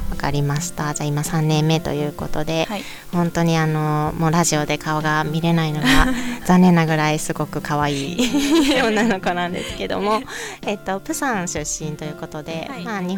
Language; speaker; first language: Japanese; native; Japanese